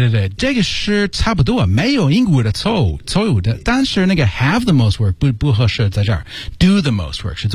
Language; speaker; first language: Chinese; non-native, learner; English